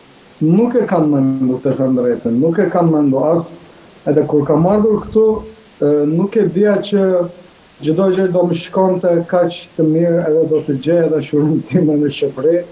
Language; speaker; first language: Albanian; non-native, fluent; Turkish